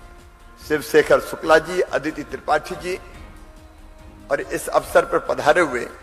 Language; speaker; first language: Hindi; native; Hindi